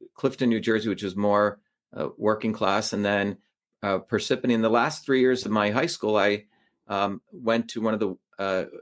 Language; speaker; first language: English; early bilingual, other home language; Tamil